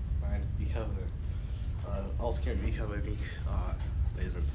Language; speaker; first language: German; non-native, learner; English